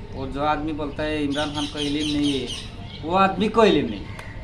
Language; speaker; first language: Hindi; non-native, learner; Bangla